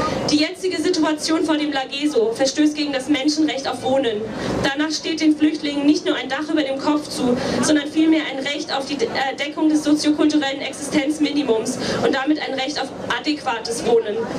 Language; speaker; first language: German; native; German